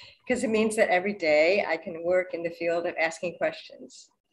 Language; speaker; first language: English; native; English